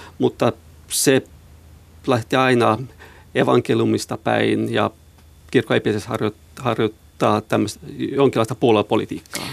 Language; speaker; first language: Finnish; non-native, local second language; Swedish